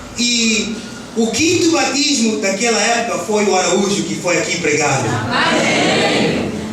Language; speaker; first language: Portuguese; early bilingual, heritage; Portuguese